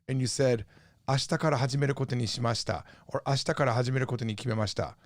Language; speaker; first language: Japanese; non-native, fluent; English